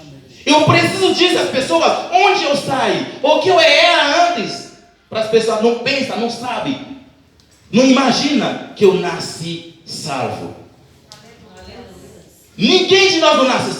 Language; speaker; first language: Portuguese; non-native, learner; Haitian Creole